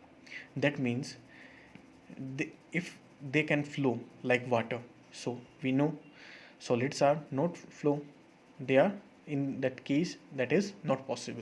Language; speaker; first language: English; non-native, local second language; Hindi